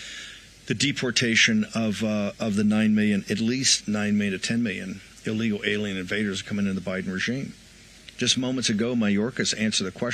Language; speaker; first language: English; native; English